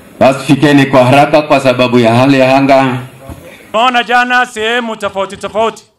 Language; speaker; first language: Swahili; non-native, local second language; Kalenjin